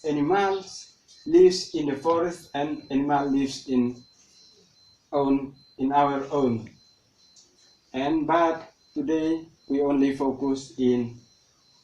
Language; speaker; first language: English; non-native, learner; Indonesian